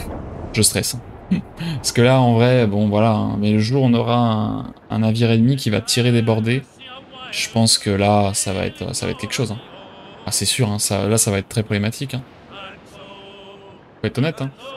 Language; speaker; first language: French; native; French